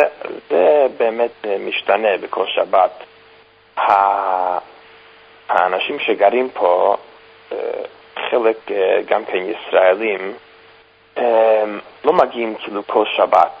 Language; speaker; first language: Hebrew; non-native, fluent; English